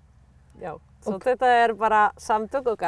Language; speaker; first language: Icelandic; non-native, learner; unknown